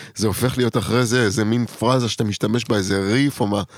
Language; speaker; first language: Hebrew; native; Hebrew